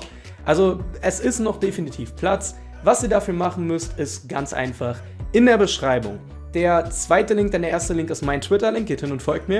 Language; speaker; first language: German; native; German